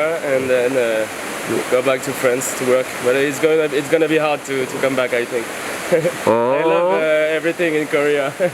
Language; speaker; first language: English; non-native, fluent; French